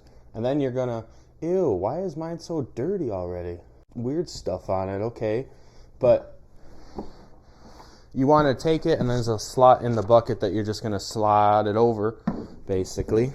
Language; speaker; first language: English; native; English